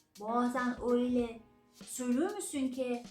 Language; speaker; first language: Turkish; non-native, fluent; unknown